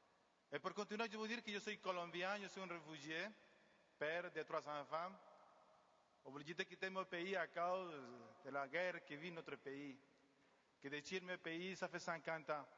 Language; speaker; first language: French; non-native, learner; Spanish